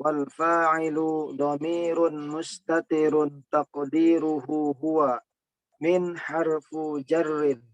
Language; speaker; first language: Arabic; non-native, learner; Indonesian